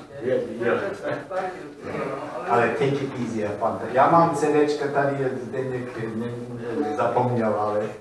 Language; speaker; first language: Czech; non-native, learner; English